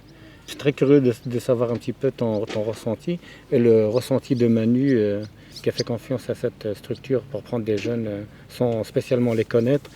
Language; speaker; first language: French; non-native, local second language; Arabic